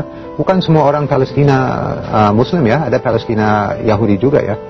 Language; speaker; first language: Indonesian; non-native, learner; English